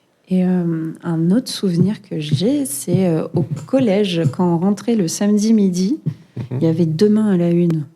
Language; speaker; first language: French; native; French